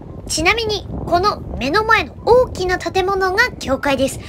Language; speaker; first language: Japanese; native; Japanese